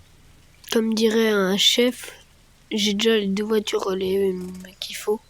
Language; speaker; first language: French; native; French